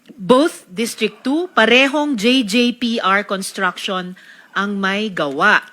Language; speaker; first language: Filipino; native; Filipino